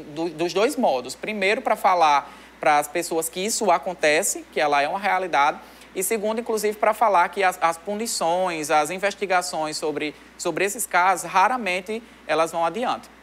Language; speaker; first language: Portuguese; native; Portuguese